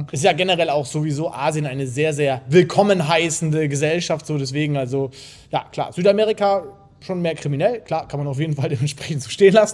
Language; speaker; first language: German; native; German